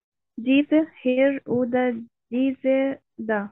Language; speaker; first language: German; non-native, learner; Arabic